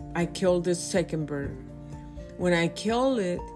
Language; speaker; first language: English; non-native, fluent; Spanish